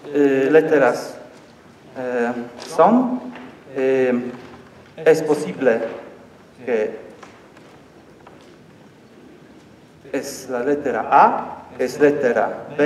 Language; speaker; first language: Spanish; non-native, learner; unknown